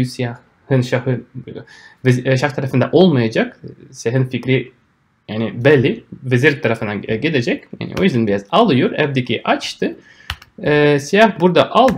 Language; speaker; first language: Turkish; non-native, fluent; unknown